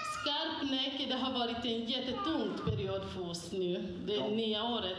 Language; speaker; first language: Swedish; non-native, fluent; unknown